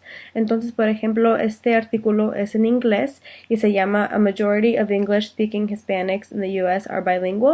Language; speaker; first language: Spanish; early bilingual, heritage; Spanish